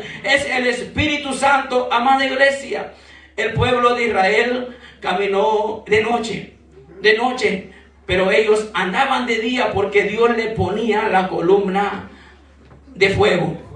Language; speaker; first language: Spanish; native; Spanish